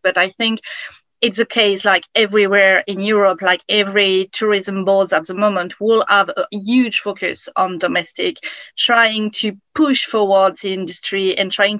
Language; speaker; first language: English; non-native, fluent; French